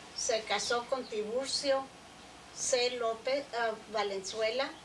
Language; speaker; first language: Spanish; early bilingual, other home language; English